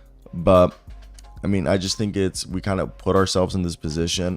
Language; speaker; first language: English; native; English